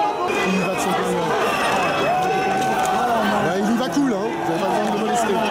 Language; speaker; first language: French; native; French